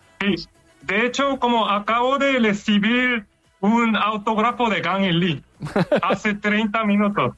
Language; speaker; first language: Spanish; non-native, fluent; Korean